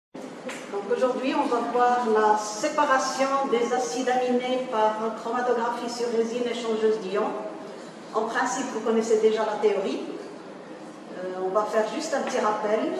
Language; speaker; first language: French; non-native, local second language; Arabic